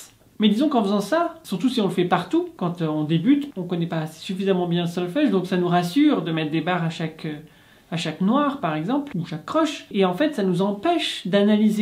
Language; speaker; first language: French; native; French